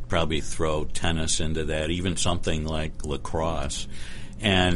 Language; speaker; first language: English; native; English